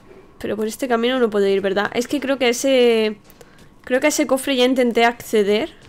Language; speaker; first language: Spanish; native; Spanish